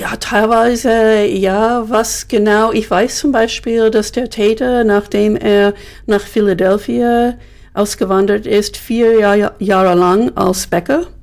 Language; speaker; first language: German; non-native, fluent; English